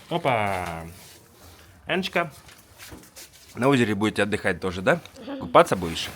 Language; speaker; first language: Russian; native; Russian